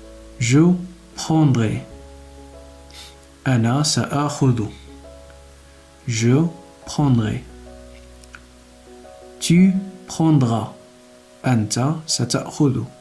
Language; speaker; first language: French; non-native, local second language; Arabic